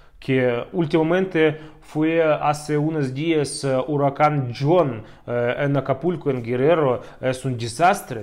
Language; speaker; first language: Spanish; non-native, fluent; Russian